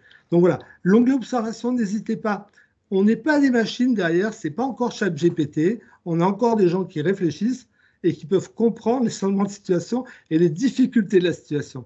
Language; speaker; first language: French; native; French